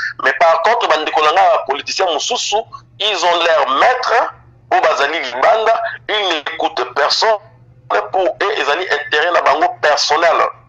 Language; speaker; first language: French; non-native, local second language; Lingala